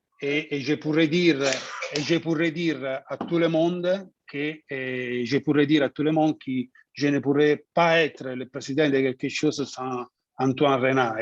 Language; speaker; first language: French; non-native, fluent; Italian